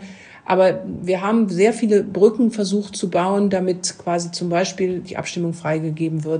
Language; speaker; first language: German; native; German